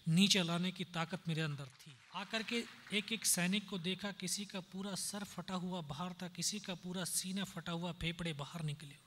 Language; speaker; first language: Hindi; native; Hindi